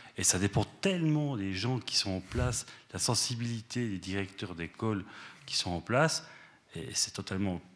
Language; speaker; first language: French; early bilingual, other home language; Spanish